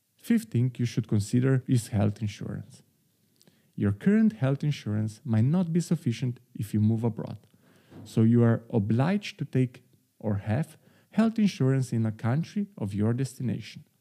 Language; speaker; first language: English; non-native, fluent; Slovenian